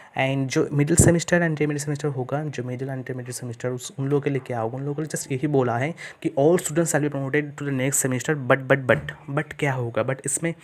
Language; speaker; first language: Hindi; non-native, local second language; Bangla